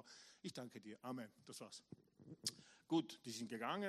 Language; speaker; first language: German; non-native, fluent; English